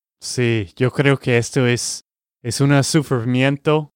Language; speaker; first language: Spanish; non-native, learner; English